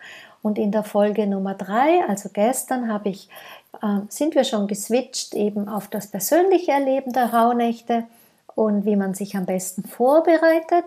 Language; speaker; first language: German; native; German